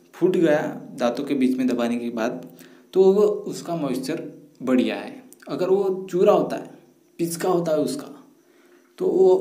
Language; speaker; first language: Hindi; non-native, local second language; Marathi